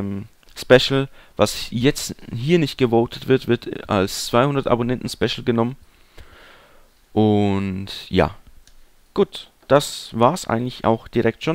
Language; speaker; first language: German; native; German